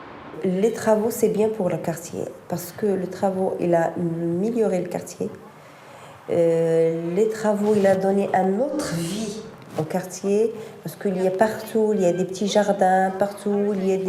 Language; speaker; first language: French; non-native, fluent; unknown